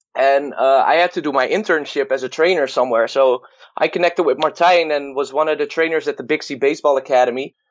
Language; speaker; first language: English; non-native, fluent; Dutch